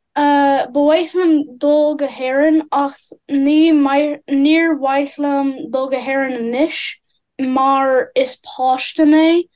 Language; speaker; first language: Irish; non-native, learner; English